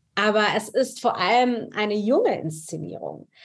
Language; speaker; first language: German; native; German